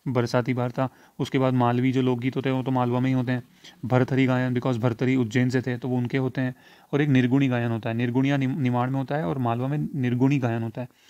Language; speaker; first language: Hindi; native; Hindi